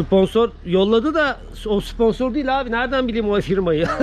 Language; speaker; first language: Turkish; native; Turkish